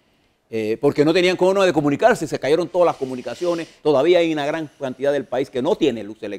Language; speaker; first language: Spanish; native; Spanish